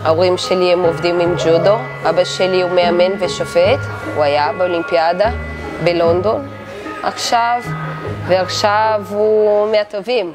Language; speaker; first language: Hebrew; non-native, learner; Portuguese